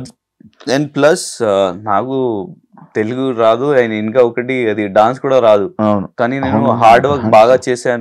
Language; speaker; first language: Telugu; non-native, learner; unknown